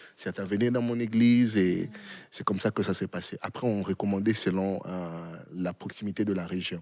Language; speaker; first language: French; non-native, local second language; Swahili